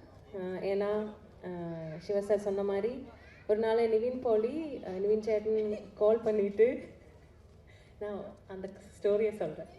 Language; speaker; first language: Tamil; non-native, learner; Malayalam